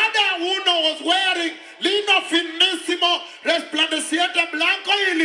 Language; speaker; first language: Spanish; non-native, learner; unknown